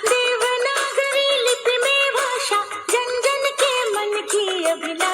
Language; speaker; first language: Hindi; non-native, local second language; Malayalam